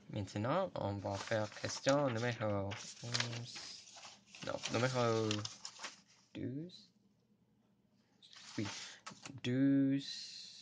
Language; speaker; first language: French; non-native, learner; English